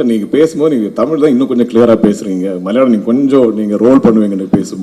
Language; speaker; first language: Tamil; non-native, local second language; Malayalam